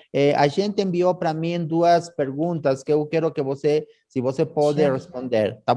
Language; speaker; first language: Portuguese; non-native, learner; Spanish